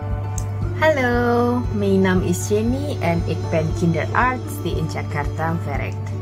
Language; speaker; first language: Dutch; non-native, fluent; Indonesian